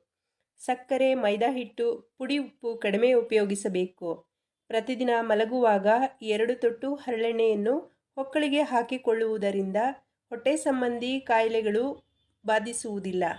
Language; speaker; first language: Kannada; native; Kannada